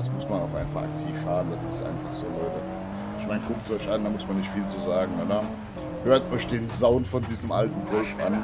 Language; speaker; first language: German; native; German